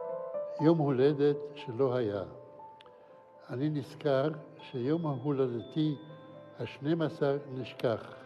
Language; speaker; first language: Hebrew; non-native, fluent; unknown